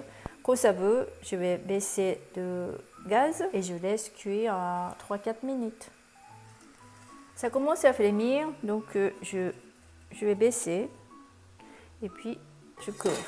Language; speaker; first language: French; non-native, fluent; Japanese